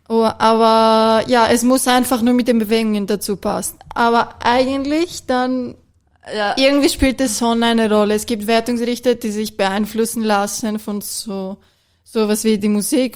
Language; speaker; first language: German; non-native, fluent; Greek